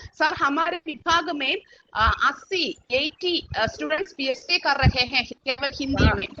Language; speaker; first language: Hindi; non-native, local second language; Malayalam